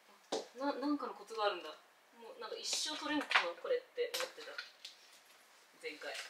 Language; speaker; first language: Japanese; native; Japanese